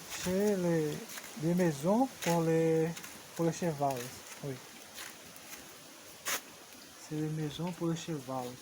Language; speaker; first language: French; non-native, learner; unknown